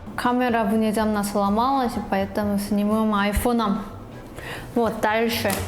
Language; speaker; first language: Russian; non-native, learner; Korean